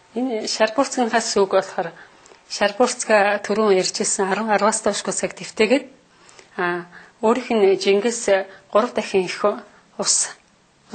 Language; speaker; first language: Mongolian; native; Mongolian